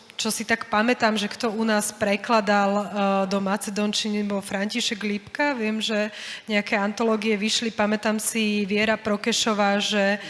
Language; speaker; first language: Slovak; native; Slovak